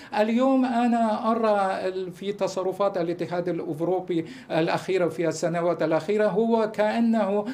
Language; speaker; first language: Arabic; non-native, fluent; Russian